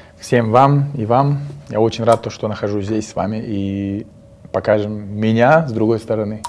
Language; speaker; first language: Russian; non-native, local second language; Uzbek